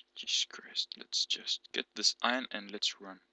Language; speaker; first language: English; non-native, learner; Danish